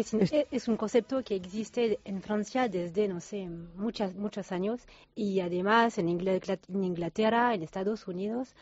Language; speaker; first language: Spanish; non-native, learner; French